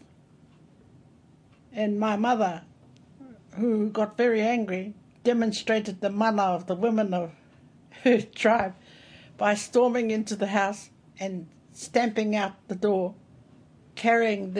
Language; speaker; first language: English; native; English